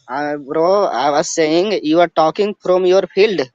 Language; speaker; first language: English; non-native, learner; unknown